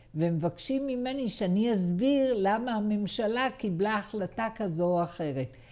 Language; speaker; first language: Hebrew; native; Hebrew